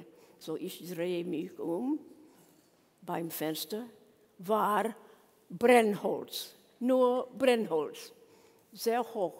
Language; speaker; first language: German; non-native, learner; English